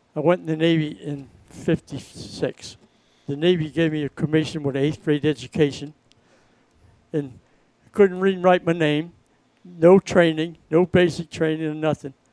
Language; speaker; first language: English; native; English